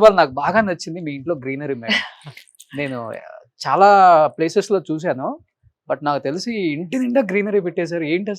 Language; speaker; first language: Telugu; native; Telugu